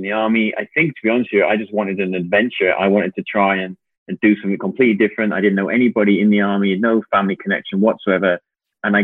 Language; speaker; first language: English; native; English